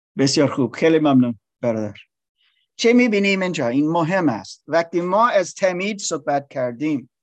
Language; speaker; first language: Persian; non-native, learner; English